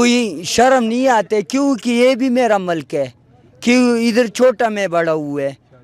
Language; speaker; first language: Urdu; non-native, local second language; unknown